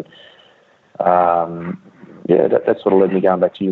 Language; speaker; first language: English; native; English